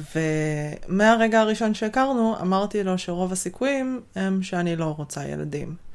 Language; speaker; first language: Hebrew; native; Hebrew